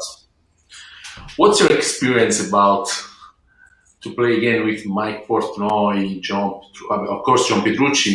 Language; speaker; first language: English; non-native, learner; Italian